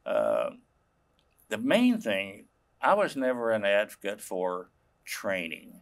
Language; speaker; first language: English; native; English